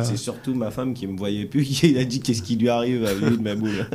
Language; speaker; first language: French; native; French